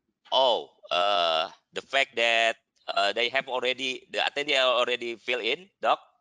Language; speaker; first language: English; non-native, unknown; Indonesian